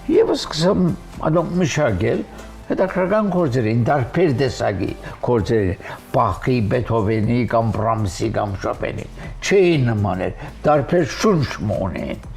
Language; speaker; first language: Armenian; native; Armenian